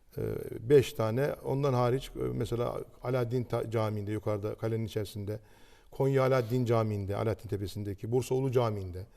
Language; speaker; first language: Turkish; native; Turkish